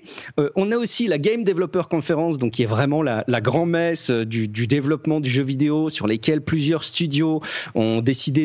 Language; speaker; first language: French; native; French